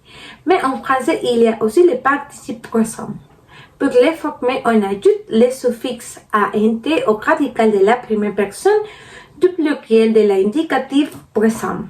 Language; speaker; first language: French; non-native, learner; Spanish